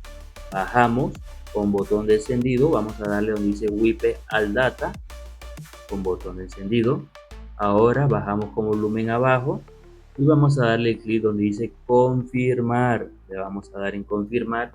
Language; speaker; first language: Spanish; native; Spanish